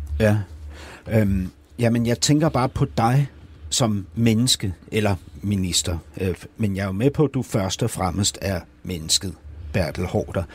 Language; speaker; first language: Danish; native; Danish